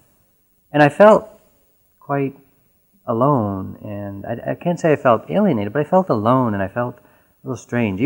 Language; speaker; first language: English; native; English